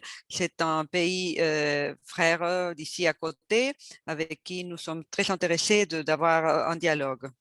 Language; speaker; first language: French; non-native, fluent; Spanish